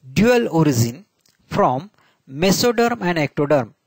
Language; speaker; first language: English; non-native, local second language; Marathi